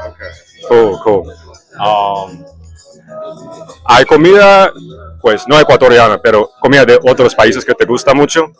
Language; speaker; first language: Spanish; non-native, learner; English